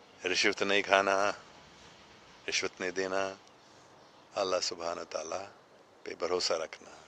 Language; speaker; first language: Hindi; non-native, fluent; English